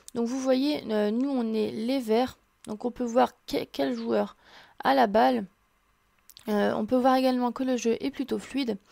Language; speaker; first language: French; native; French